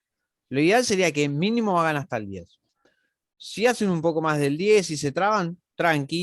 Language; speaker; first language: Spanish; native; Spanish